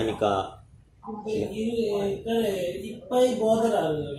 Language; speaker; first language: Japanese; non-native, learner; Nepali